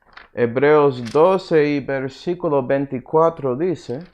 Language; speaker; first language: Spanish; early bilingual, heritage; Spanish